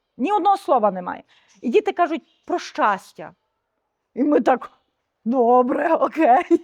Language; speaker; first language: Ukrainian; native; Ukrainian